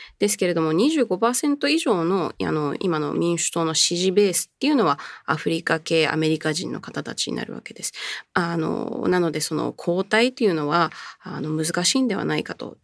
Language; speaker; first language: Japanese; early bilingual, heritage; Japanese